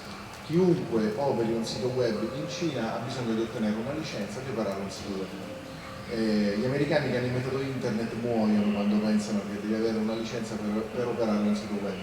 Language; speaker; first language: Italian; native; Italian